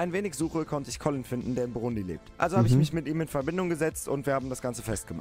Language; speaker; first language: German; native; German